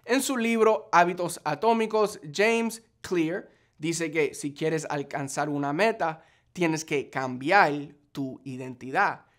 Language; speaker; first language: Spanish; non-native, fluent; English